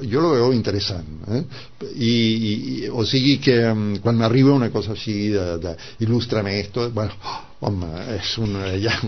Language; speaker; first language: Catalan; non-native, fluent; Spanish